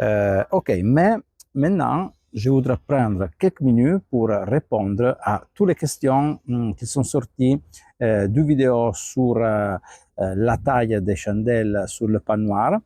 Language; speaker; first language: French; non-native, fluent; Italian